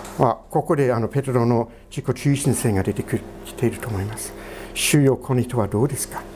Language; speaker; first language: Japanese; non-native, fluent; English